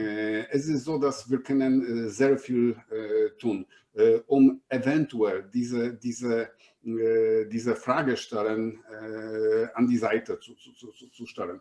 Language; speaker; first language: German; non-native, fluent; Polish